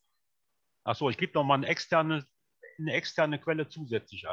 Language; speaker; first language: German; native; German